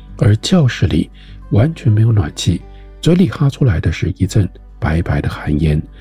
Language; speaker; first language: Chinese; native; Chinese